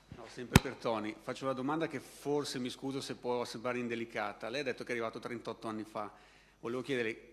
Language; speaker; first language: Italian; non-native, fluent; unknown